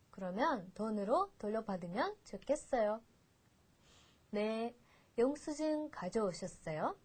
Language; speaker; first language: Korean; non-native, fluent; Russian